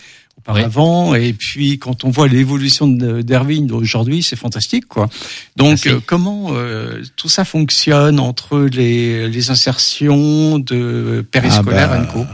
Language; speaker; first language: French; native; French